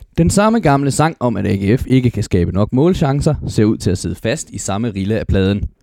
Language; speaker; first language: Danish; native; Danish